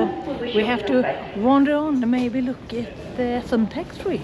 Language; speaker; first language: English; non-native, fluent; Swedish